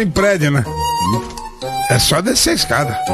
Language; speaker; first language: Portuguese; native; Portuguese